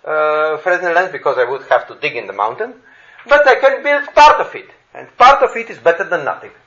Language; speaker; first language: English; non-native, fluent; Slovenian